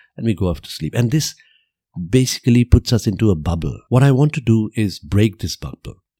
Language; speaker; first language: English; non-native, local second language; Gujarati